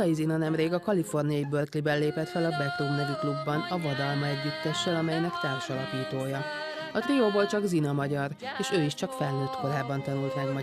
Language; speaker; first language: Hungarian; native; Hungarian